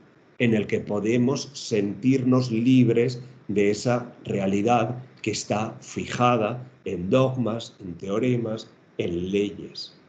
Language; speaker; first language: Spanish; native; Spanish